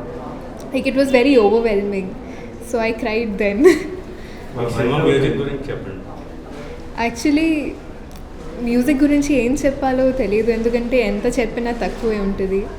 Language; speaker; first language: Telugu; non-native, local second language; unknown